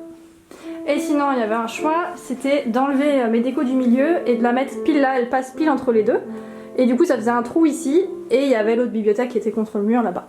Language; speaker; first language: French; native; French